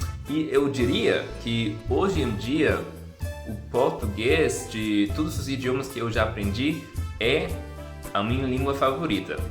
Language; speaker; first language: Portuguese; non-native, fluent; German